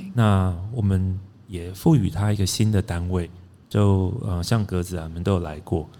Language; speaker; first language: Chinese; native; Chinese